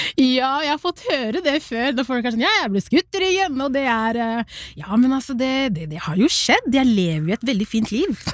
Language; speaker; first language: Norwegian; early bilingual, other home language; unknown